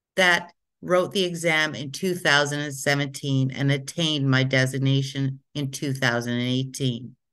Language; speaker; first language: English; native; English